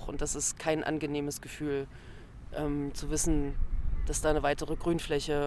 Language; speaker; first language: German; native; German